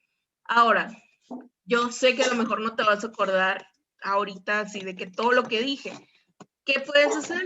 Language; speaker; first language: Spanish; native; Spanish